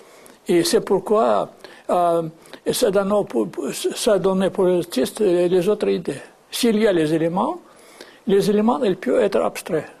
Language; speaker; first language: French; non-native, fluent; Russian